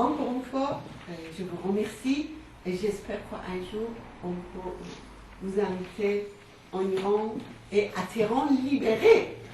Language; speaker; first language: French; non-native, fluent; Persian